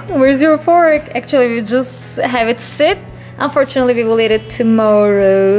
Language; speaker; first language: English; non-native, fluent; Turkish